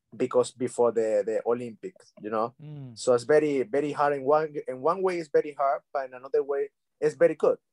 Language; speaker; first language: English; non-native, learner; Spanish